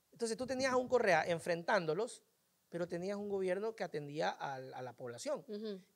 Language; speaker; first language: Spanish; native; Spanish